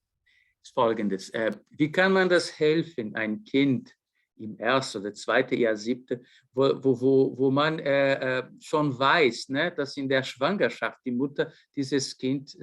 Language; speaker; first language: German; non-native, fluent; Portuguese